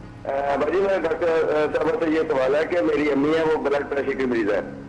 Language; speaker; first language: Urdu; non-native, local second language; Punjabi